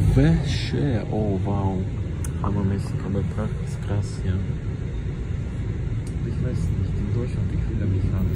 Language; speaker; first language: German; non-native, learner; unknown